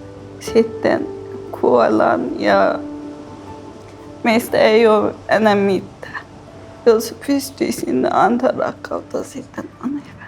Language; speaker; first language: Finnish; non-native, fluent; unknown